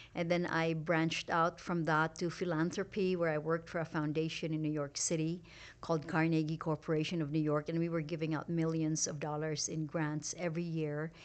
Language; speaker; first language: English; non-native, local second language; Hiligaynon